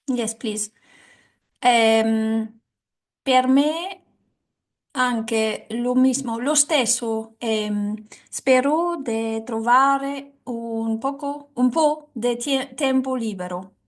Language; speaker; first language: Italian; non-native, learner; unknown